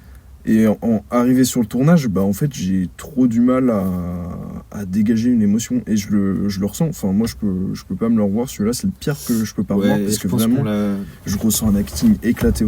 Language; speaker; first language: French; native; French